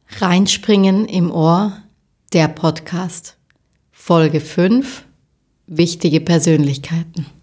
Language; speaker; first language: German; non-native, learner; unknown